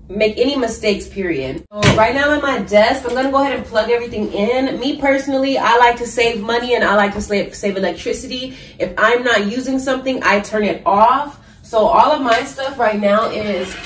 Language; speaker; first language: English; native; English